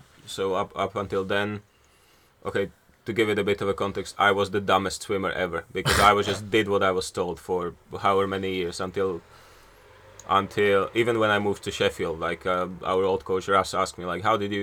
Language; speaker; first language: English; non-native, fluent; Slovak